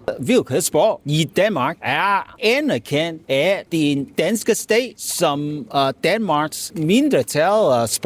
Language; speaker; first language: Danish; non-native, learner; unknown